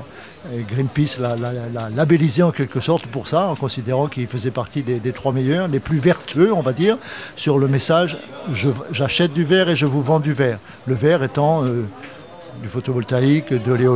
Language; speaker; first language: French; native; French